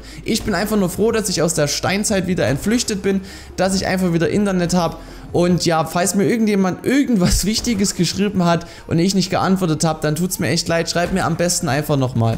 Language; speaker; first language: German; native; German